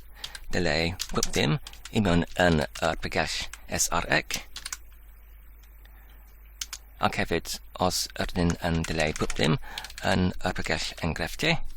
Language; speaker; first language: Welsh; non-native, learner; Polish